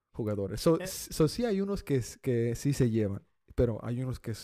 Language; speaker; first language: Spanish; early bilingual, heritage; Spanish